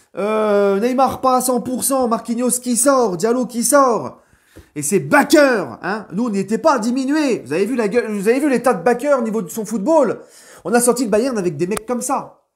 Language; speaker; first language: French; native; French